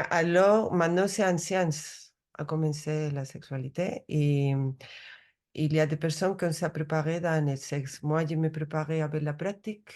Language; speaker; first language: French; non-native, learner; Spanish